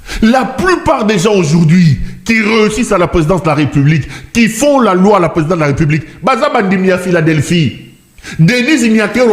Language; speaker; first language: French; non-native, local second language; Lingala